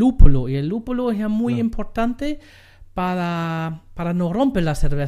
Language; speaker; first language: Spanish; non-native, learner; German